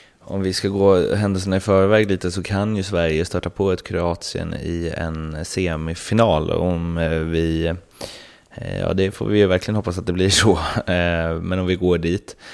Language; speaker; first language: Swedish; native; Swedish